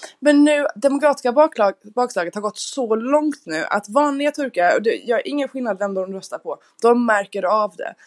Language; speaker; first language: Swedish; non-native, fluent; English